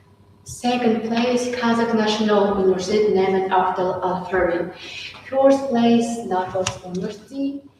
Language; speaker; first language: English; non-native, learner; Russian